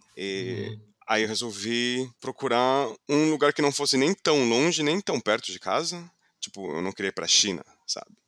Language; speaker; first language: Portuguese; non-native, fluent; English